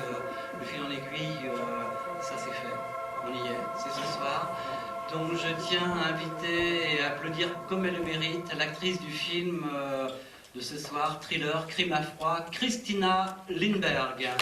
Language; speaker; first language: French; native; French